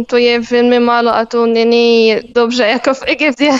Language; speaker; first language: Czech; non-native, learner; Arabic